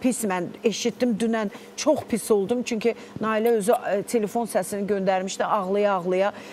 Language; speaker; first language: Azerbaijani; native; Azerbaijani